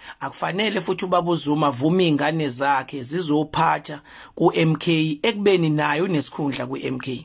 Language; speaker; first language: Zulu; native; Zulu